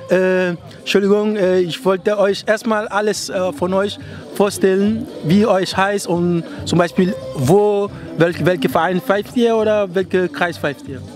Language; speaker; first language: German; non-native, learner; French